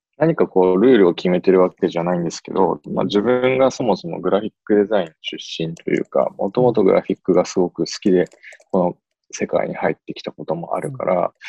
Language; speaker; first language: Japanese; native; Japanese